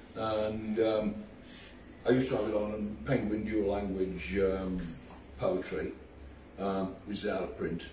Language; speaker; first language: English; native; English